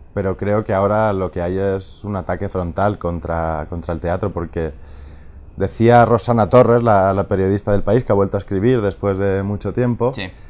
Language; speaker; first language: Spanish; native; Spanish